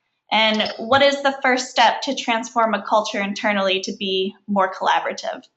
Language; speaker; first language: English; native; English